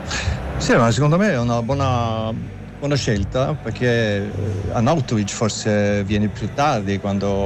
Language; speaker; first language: Italian; non-native, fluent; German